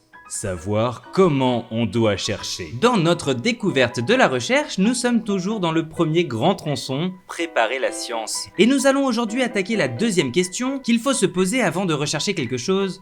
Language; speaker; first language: French; native; French